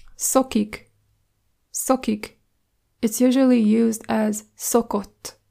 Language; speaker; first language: English; non-native, fluent; Hungarian